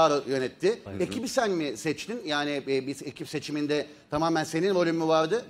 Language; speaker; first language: Turkish; native; Turkish